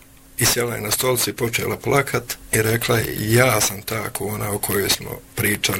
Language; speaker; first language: Bosnian; native; Bosnian